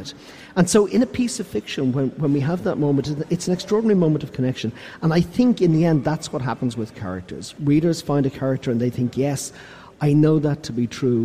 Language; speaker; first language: English; native; English